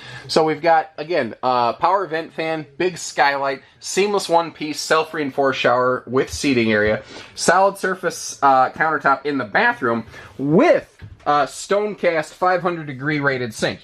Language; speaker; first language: English; native; English